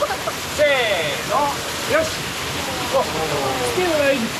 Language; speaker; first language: Japanese; non-native, learner; French